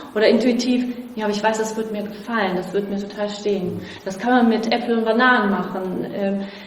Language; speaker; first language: German; non-native, fluent; Portuguese